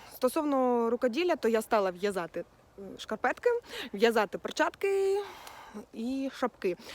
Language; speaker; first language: Ukrainian; non-native, local second language; Russian